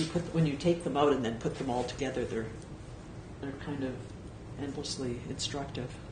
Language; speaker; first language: English; native; English